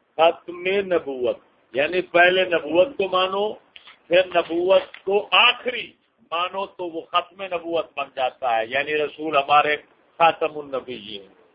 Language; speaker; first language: Urdu; native; Urdu